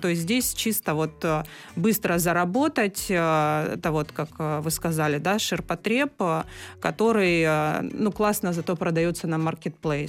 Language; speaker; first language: Russian; native; Russian